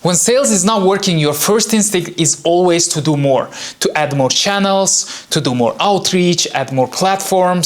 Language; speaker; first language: English; non-native, fluent; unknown